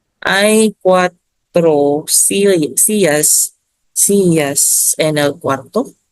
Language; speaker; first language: Spanish; non-native, learner; Filipino